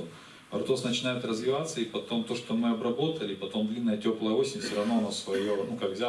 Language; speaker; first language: Russian; native; Russian